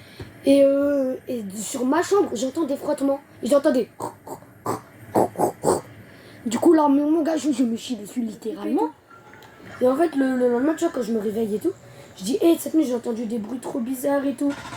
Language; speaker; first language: French; native; French